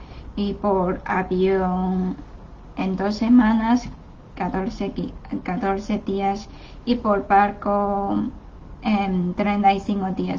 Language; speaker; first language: Spanish; non-native, learner; Chinese